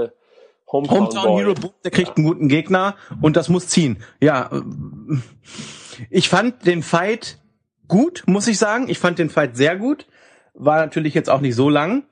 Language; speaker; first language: German; native; German